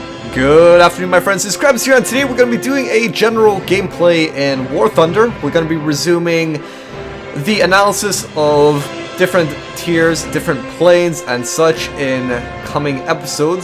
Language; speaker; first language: English; native; English